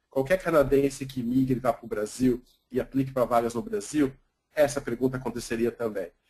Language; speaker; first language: Portuguese; native; Portuguese